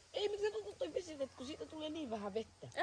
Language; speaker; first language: Finnish; early bilingual, other home language; Kinyarwanda